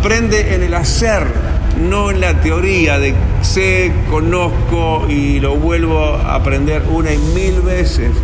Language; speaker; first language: Spanish; native; Spanish